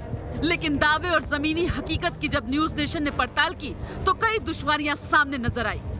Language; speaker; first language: Hindi; native; Hindi